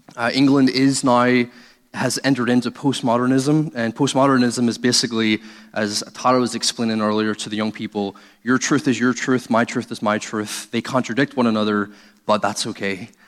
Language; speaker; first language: English; native; English